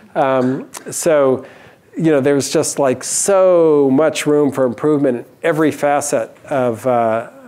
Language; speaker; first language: English; native; English